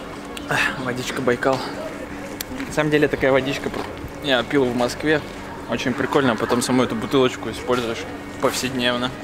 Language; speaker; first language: Russian; native; Russian